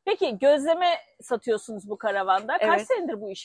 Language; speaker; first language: Turkish; native; Turkish